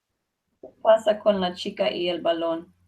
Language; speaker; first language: Spanish; non-native, fluent; English